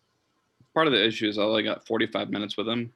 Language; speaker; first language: English; native; English